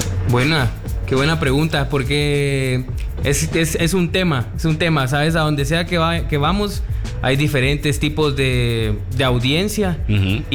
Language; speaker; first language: Spanish; native; Spanish